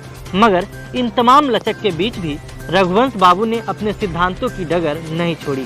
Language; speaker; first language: Hindi; native; Hindi